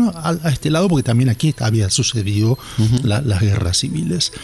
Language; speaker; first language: Spanish; native; Spanish